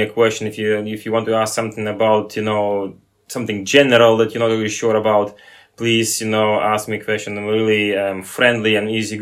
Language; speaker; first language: English; non-native, fluent; Lithuanian